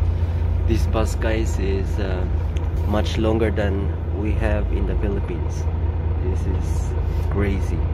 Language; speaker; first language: English; non-native, local second language; Filipino